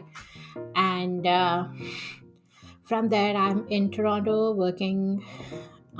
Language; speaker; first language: English; non-native, local second language; Telugu